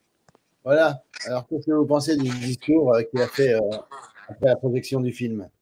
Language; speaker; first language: French; native; French